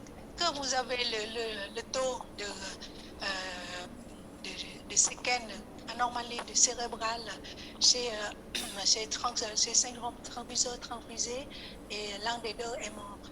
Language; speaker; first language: French; non-native, learner; Vietnamese